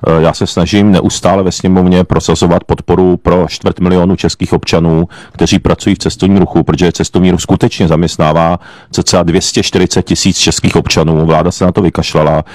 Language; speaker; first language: Czech; early bilingual, other home language; Japanese